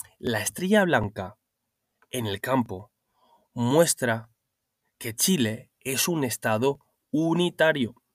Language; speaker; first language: Spanish; non-native, learner; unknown